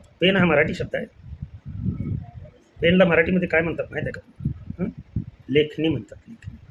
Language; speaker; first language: Marathi; native; Marathi